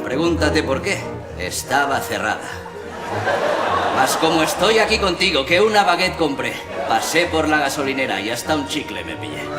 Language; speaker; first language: Spanish; non-native, local second language; Catalan